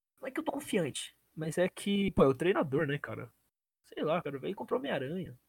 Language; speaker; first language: Portuguese; native; Portuguese